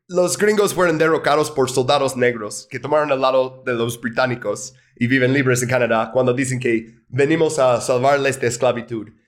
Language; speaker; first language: Spanish; non-native, fluent; English